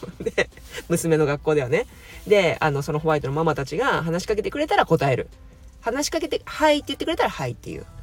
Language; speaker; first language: Japanese; native; Japanese